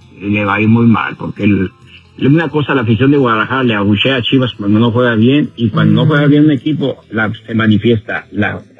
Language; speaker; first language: Spanish; native; Spanish